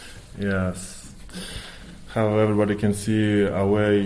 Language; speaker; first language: English; non-native, fluent; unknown